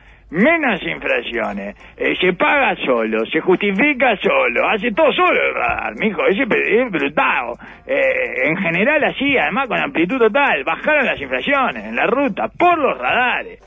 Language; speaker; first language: Spanish; native; Spanish